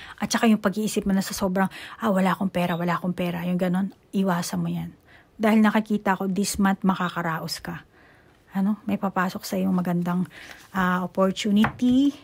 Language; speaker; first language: Filipino; native; Filipino